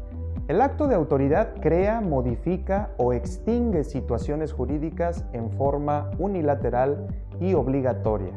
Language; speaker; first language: Spanish; native; Spanish